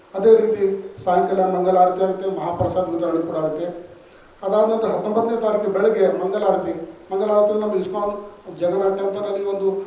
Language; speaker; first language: Kannada; native; Kannada